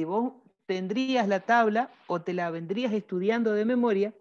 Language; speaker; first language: Spanish; native; Spanish